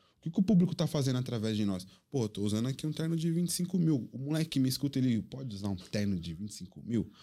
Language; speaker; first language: Portuguese; native; Portuguese